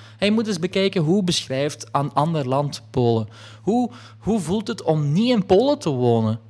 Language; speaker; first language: Dutch; early bilingual, other home language; Polish